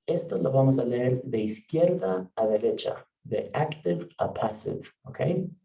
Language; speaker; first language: Spanish; non-native, fluent; English